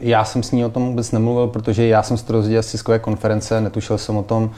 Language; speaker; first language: Czech; native; Czech